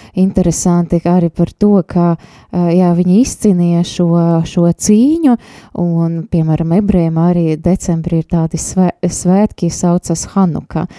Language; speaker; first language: Latvian; non-native, local second language; Russian